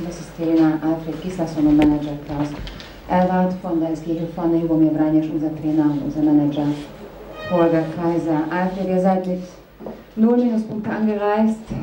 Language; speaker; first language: German; native; German